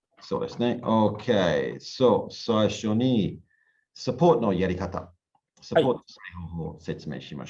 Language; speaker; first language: Japanese; non-native, learner; English